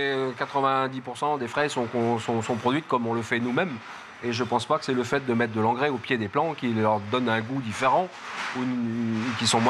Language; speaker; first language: French; native; French